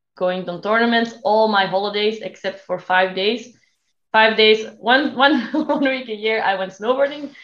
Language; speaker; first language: English; non-native, fluent; Dutch